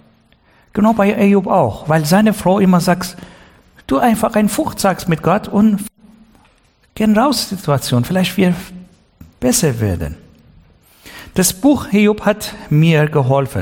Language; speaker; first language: German; non-native, learner; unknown